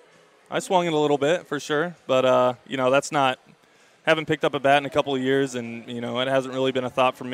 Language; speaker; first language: English; native; English